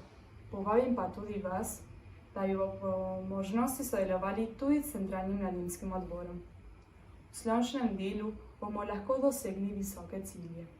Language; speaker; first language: Slovenian; early bilingual, heritage; Slovenian